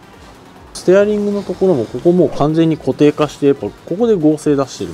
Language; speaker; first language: Japanese; native; Japanese